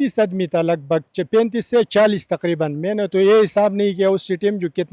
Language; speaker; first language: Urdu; non-native, local second language; Pashto